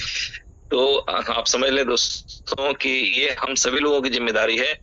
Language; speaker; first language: Hindi; native; Hindi